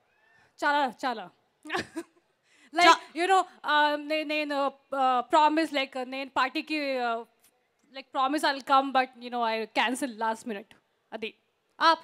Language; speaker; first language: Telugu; non-native, learner; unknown